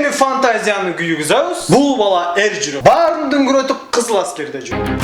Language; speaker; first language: Kyrgyz; native; Kyrgyz